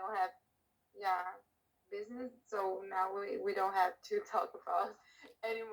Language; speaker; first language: English; non-native, learner; Portuguese